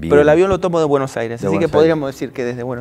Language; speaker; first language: Spanish; native; Spanish